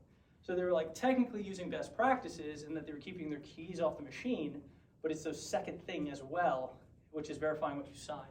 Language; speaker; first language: English; native; English